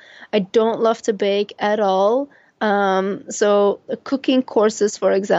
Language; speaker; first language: English; non-native, fluent; Dutch